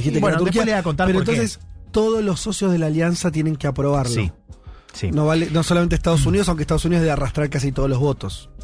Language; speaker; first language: Spanish; native; Spanish